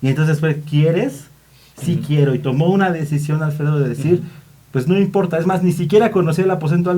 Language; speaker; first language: Spanish; native; Spanish